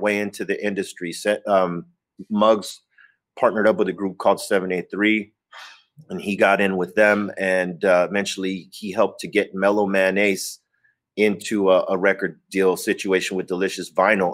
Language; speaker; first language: English; native; English